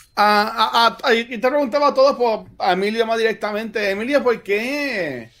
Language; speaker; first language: Spanish; native; Spanish